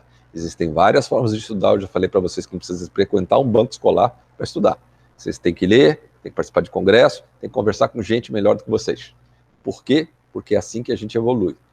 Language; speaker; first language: Portuguese; native; Portuguese